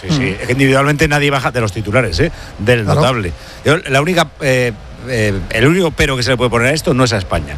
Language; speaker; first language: Spanish; native; Spanish